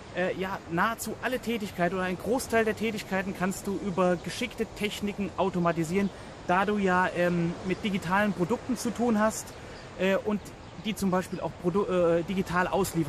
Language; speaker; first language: German; native; German